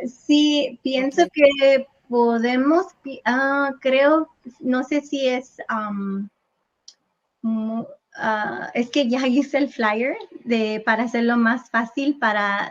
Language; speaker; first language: Spanish; early bilingual, heritage; English